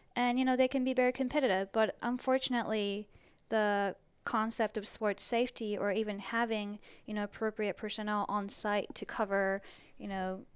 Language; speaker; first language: English; early bilingual, other home language; Japanese